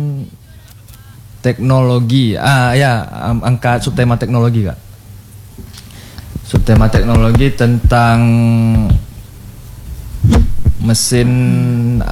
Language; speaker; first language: Indonesian; native; Indonesian